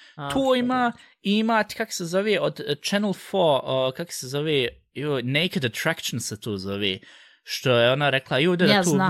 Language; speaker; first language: Bosnian; early bilingual, heritage; Bosnian